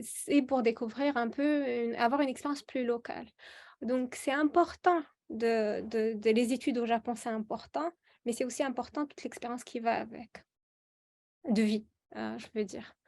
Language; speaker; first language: French; non-native, local second language; Arabic